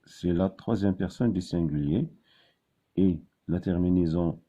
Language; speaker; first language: French; non-native, local second language; Arabic